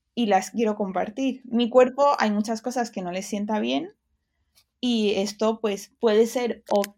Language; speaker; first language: Spanish; early bilingual, other home language; English